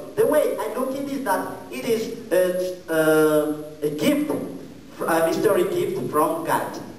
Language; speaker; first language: English; non-native, fluent; Malagasy